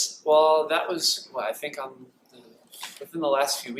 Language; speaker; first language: English; native; English